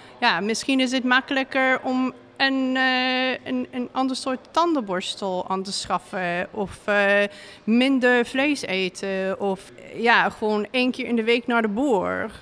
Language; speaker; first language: Dutch; non-native, fluent; English